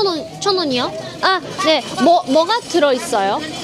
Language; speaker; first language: Korean; non-native, learner; Japanese